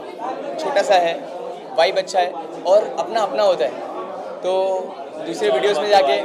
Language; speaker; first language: Hindi; native; Hindi